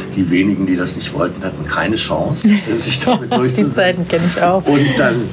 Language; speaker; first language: German; native; German